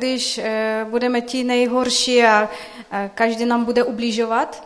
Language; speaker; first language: Czech; non-native, fluent; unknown